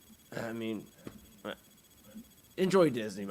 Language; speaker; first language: English; native; English